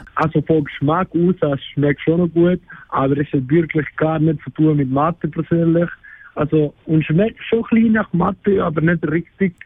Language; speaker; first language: German; non-native, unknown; Spanish